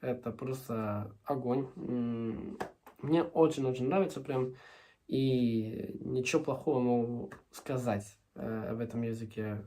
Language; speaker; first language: Russian; non-native, fluent; Spanish